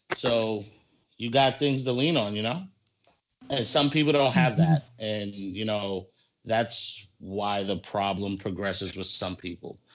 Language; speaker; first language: English; native; English